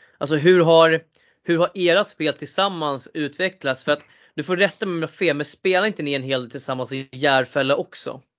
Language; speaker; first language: Swedish; native; Swedish